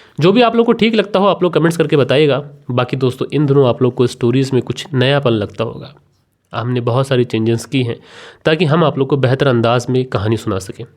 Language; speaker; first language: Hindi; native; Hindi